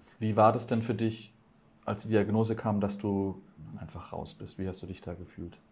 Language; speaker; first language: German; native; German